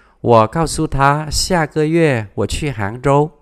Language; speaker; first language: Chinese; non-native, fluent; Vietnamese